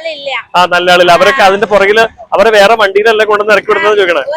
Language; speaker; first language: Malayalam; native; Malayalam